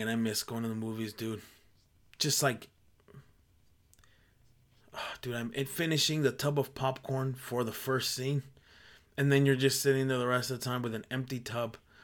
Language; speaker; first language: English; early bilingual, other home language; Spanish